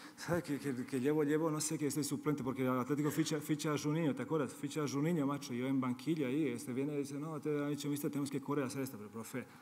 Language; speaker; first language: Spanish; non-native, fluent; Serbian